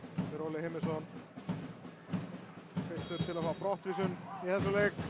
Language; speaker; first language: Icelandic; native; Icelandic